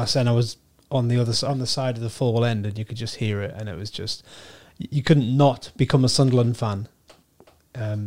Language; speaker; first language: English; native; English